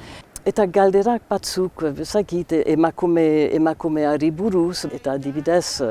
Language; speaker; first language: Basque; non-native, local second language; English